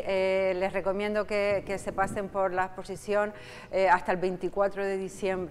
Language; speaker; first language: Spanish; native; Spanish